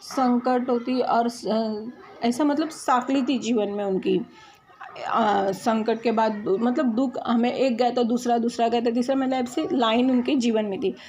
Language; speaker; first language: Hindi; non-native, local second language; Marathi